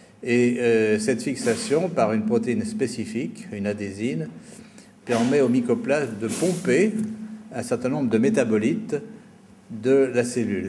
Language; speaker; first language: French; native; French